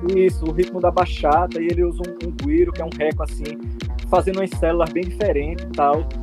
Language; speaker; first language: Portuguese; native; Portuguese